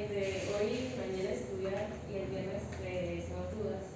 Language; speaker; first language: Spanish; native; Spanish